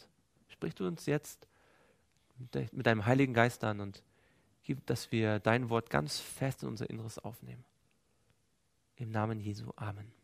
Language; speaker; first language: German; native; German